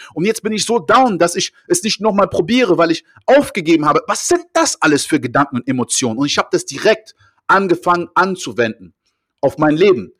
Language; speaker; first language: German; early bilingual, heritage; French